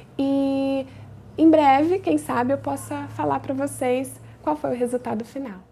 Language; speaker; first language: Portuguese; native; Portuguese